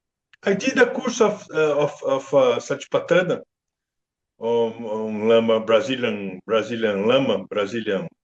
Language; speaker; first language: English; non-native, learner; Portuguese